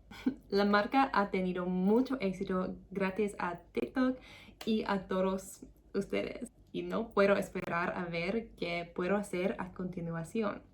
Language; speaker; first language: Spanish; non-native, learner; English